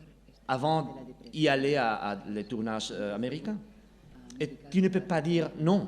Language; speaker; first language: French; non-native, fluent; Spanish